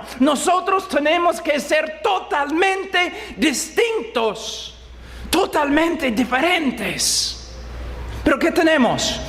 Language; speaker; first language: Spanish; non-native, fluent; English